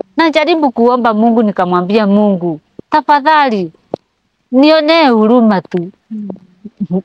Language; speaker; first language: Swahili; non-native, local second language; Kikuyu